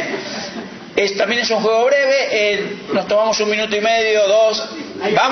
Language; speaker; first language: Spanish; native; Spanish